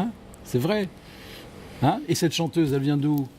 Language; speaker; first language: French; native; French